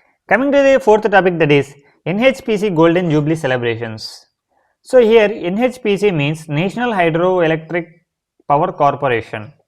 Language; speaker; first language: English; non-native, local second language; Telugu